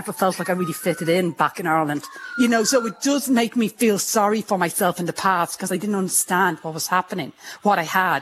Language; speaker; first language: English; native; English